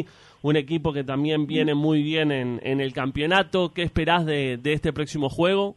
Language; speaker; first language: Spanish; native; Spanish